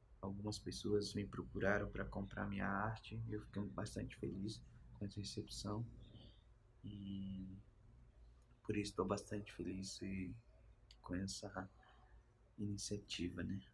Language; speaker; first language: Portuguese; non-native, local second language; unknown